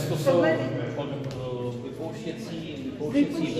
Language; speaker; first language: Czech; native; Czech